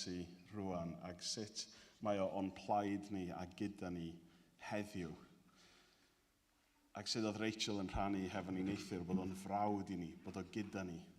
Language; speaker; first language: Welsh; native; Welsh